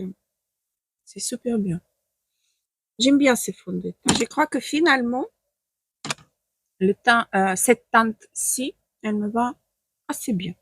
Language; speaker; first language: French; non-native, fluent; Ukrainian